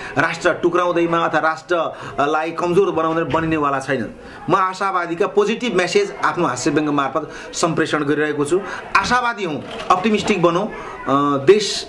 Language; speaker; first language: Nepali; native; Nepali